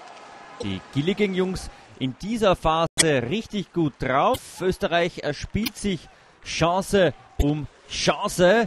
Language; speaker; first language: German; native; German